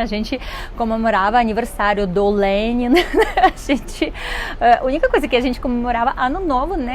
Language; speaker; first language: Portuguese; non-native, fluent; Russian